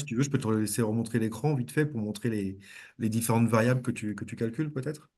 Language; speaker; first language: French; native; French